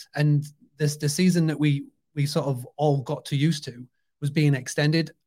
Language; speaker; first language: English; native; English